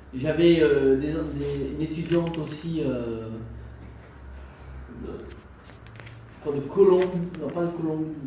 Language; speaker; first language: French; non-native, fluent; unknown